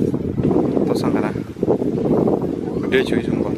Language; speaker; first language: Indonesian; native; Indonesian